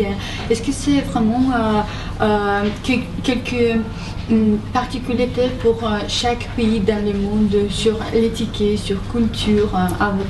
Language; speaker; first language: French; non-native, learner; Russian